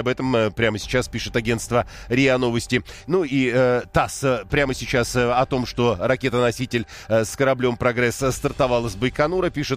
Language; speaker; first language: Russian; native; Russian